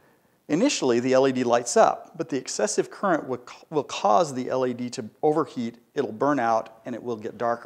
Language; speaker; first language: English; native; English